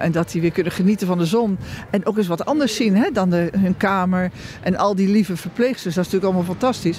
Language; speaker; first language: Dutch; native; Dutch